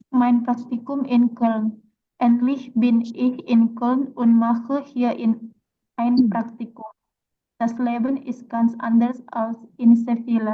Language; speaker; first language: German; non-native, learner; Indonesian